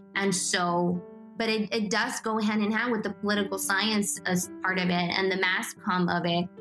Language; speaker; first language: English; native; English